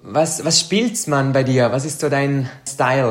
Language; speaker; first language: German; native; German